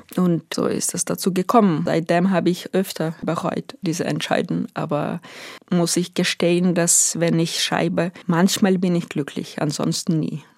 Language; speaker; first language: German; non-native, fluent; Ukrainian